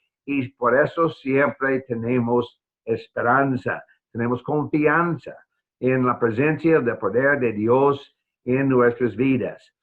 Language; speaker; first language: Spanish; non-native, fluent; English